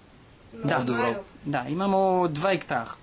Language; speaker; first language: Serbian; non-native, learner; French